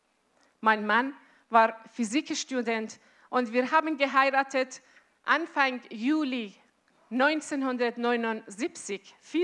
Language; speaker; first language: German; non-native, fluent; Azerbaijani